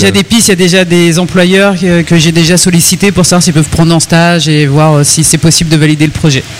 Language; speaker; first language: French; native; French